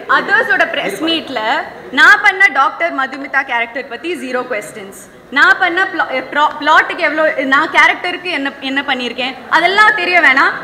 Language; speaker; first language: Tamil; non-native, local second language; Malayalam